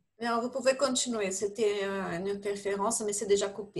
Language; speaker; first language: French; non-native, fluent; Portuguese